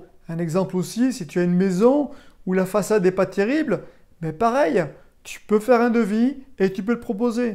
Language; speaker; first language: French; native; French